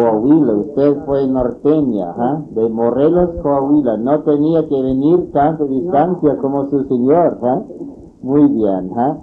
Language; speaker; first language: Spanish; non-native, fluent; English